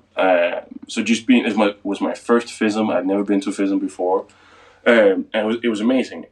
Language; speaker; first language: English; non-native, fluent; Danish